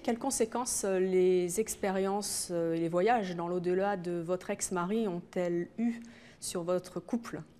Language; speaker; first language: French; native; French